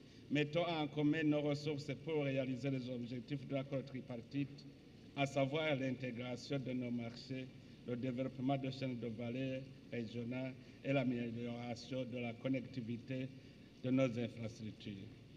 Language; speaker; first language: French; non-native, local second language; Rundi